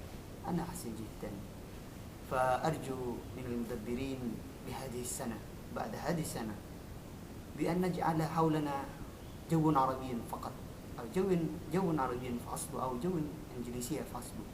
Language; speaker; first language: Arabic; non-native, learner; Indonesian